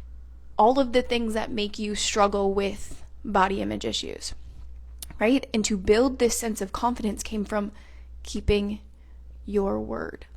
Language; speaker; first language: English; native; English